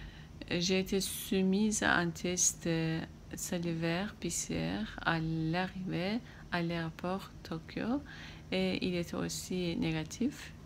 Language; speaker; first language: French; non-native, fluent; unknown